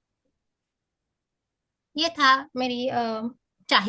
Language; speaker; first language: Hindi; non-native, learner; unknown